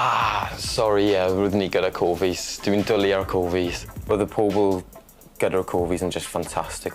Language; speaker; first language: Welsh; non-native, learner; English